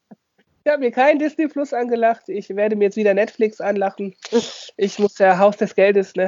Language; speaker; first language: German; native; German